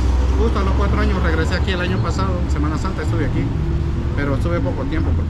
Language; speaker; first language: Spanish; native; Spanish